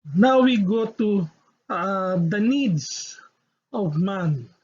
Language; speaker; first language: English; non-native, local second language; Filipino